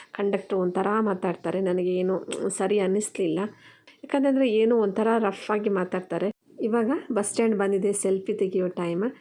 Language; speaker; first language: Kannada; non-native, local second language; Tulu